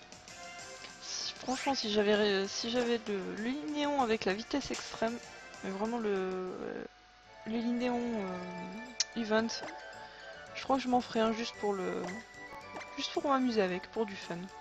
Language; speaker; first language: French; native; French